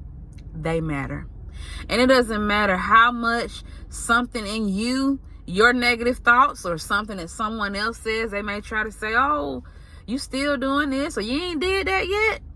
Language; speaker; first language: English; native; English